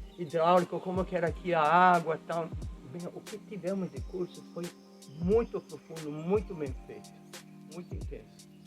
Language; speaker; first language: Portuguese; non-native, fluent; Italian